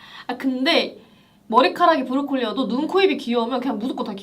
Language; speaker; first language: Korean; native; Korean